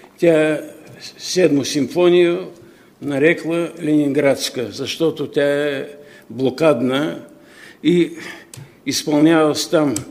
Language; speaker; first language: Bulgarian; non-native, fluent; Russian